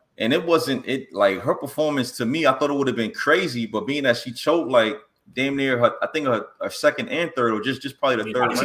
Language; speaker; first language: English; native; English